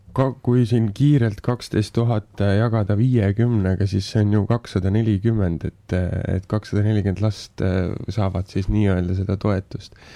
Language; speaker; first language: Estonian; native; Estonian